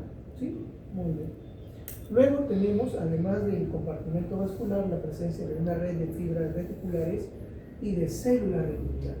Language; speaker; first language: Spanish; native; Spanish